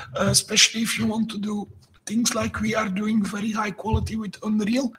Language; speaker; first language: English; non-native, fluent; Dutch